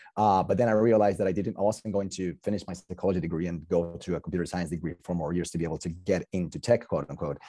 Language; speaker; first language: English; non-native, fluent; Spanish